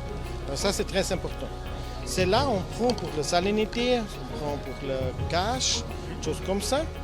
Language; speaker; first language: French; non-native, learner; German